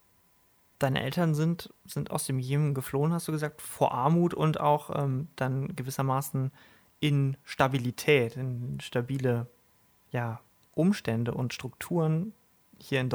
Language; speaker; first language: German; native; German